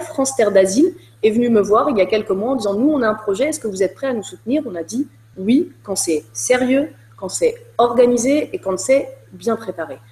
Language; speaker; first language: French; native; French